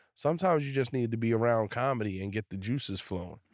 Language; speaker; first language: English; native; English